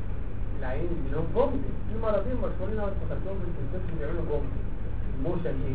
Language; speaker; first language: Arabic; native; Arabic